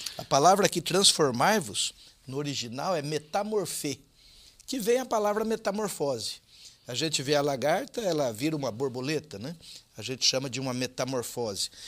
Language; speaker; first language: Portuguese; native; Portuguese